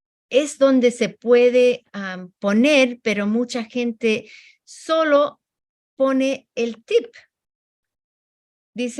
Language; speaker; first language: Spanish; non-native, fluent; English